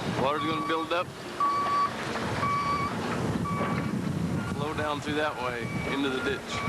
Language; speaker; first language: English; native; English